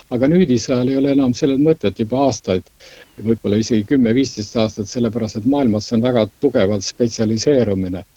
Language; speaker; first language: Estonian; native; Estonian